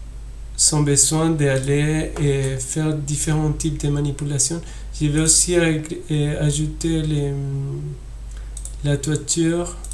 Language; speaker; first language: French; non-native, fluent; Spanish